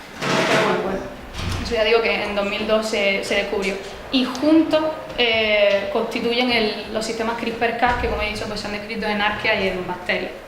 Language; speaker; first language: Spanish; native; Spanish